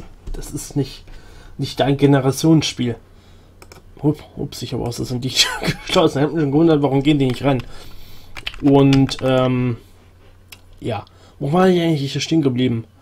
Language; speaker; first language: German; native; German